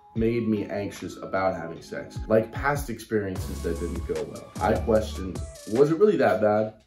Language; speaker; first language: English; native; English